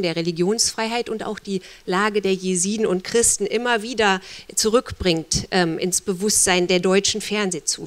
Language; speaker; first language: German; native; German